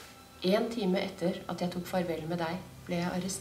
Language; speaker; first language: Norwegian; non-native, fluent; Persian